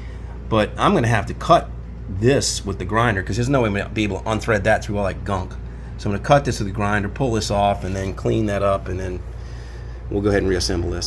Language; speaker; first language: English; native; English